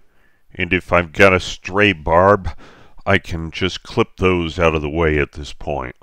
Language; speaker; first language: English; native; English